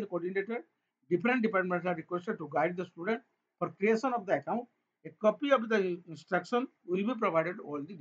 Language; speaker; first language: English; non-native, local second language; Odia